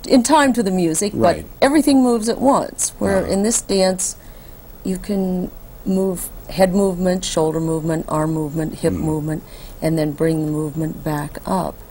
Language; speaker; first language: English; native; English